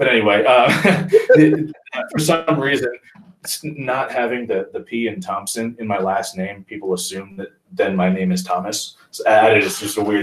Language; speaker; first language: English; native; English